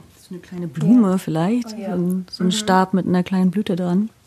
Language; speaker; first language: German; native; German